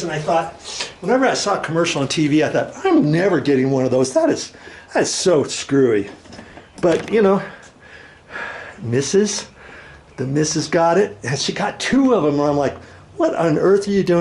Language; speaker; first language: English; native; English